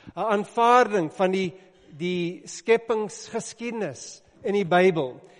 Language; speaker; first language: Afrikaans; non-native, local second language; English